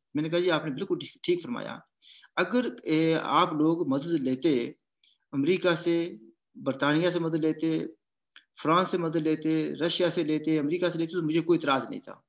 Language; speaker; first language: Urdu; non-native, local second language; Pahari-Potwari